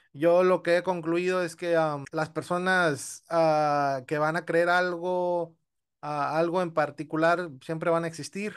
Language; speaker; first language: Spanish; early bilingual, heritage; Spanish